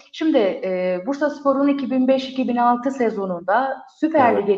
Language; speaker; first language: Turkish; native; Turkish